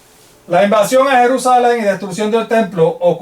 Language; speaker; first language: Spanish; native; Spanish